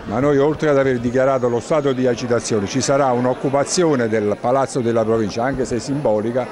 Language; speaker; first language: Italian; native; Italian